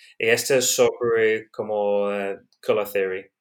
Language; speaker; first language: Spanish; non-native, learner; English